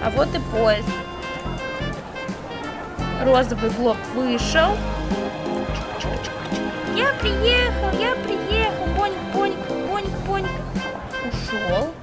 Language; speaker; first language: Russian; native; Russian